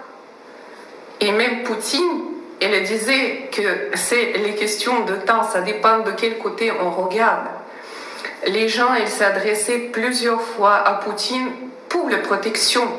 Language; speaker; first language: French; non-native, fluent; Russian